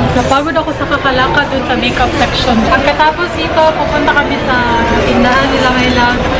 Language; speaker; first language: Filipino; non-native, local second language; Cebuano